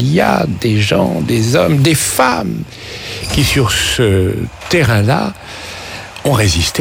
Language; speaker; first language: French; native; French